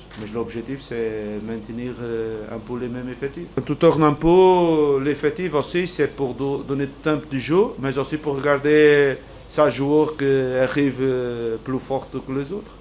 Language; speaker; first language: French; non-native, learner; Portuguese